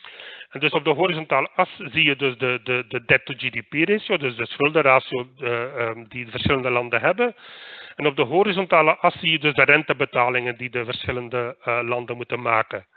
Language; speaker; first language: Dutch; native; Dutch